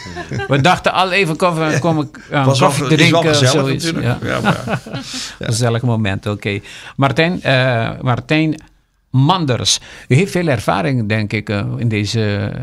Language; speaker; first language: Dutch; non-native, local second language; Papiamento